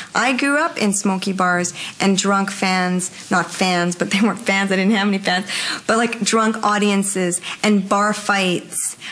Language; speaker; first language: English; native; English